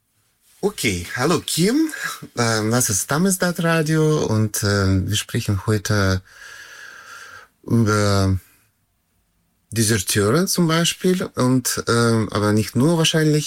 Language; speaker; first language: German; non-native, fluent; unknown